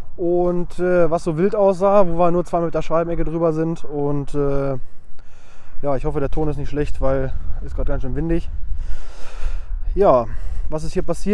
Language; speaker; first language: German; native; German